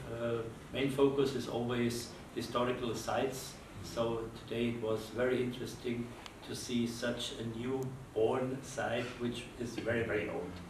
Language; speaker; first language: English; non-native, fluent; German